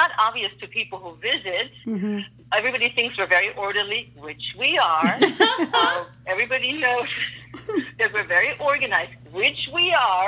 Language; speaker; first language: English; non-native, fluent; German